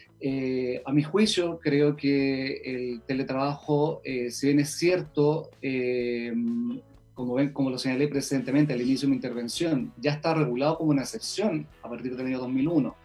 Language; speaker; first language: Spanish; native; Spanish